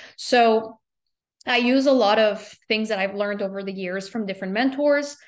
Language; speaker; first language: English; native; English